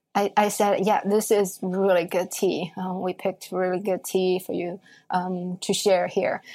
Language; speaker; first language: English; non-native, fluent; Chinese